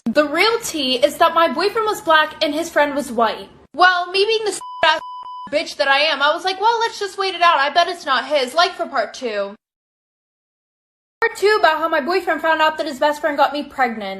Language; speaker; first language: English; native; English